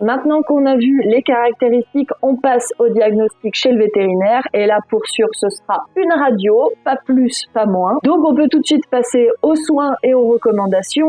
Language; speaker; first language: French; native; French